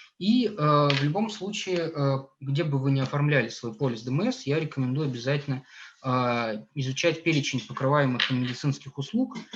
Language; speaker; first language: Russian; native; Russian